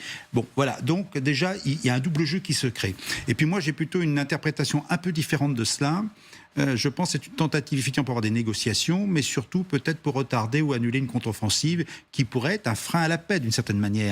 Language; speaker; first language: French; native; French